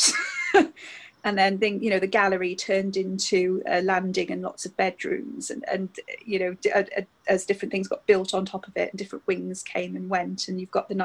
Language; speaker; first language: English; native; English